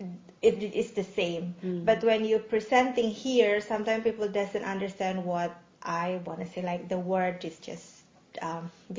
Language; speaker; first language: English; non-native, fluent; Indonesian